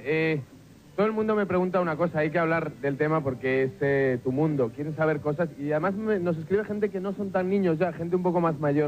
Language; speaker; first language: Spanish; native; Spanish